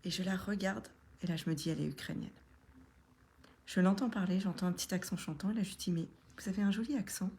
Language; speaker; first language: French; native; French